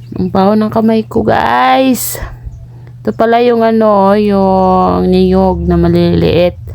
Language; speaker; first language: Filipino; non-native, local second language; Cebuano